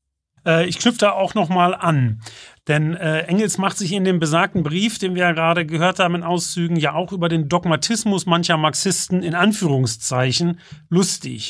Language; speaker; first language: German; native; German